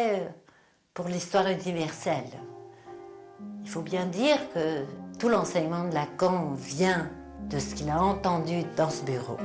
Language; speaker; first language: French; native; French